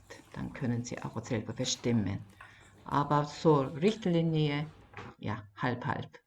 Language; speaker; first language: German; non-native, fluent; Korean